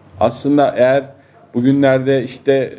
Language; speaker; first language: Turkish; native; Turkish